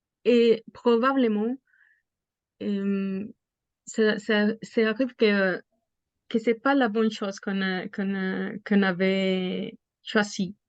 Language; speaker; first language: French; non-native, fluent; Spanish